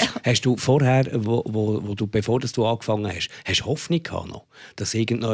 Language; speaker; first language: German; native; German